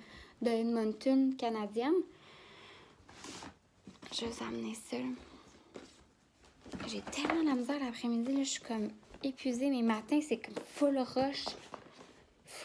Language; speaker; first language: French; native; French